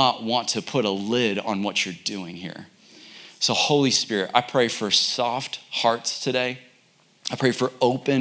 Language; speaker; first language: English; native; English